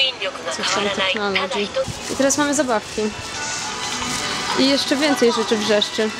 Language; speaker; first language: Polish; early bilingual, heritage; Polish